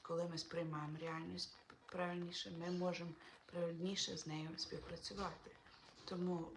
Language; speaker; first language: Ukrainian; non-native, local second language; Russian